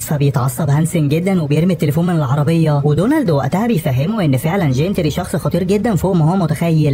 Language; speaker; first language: Arabic; native; Arabic